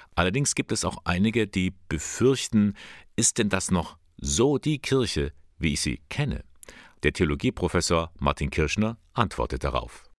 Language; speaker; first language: German; native; German